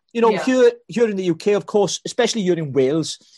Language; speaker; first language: English; native; English